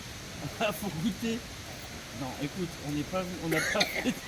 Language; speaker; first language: French; native; French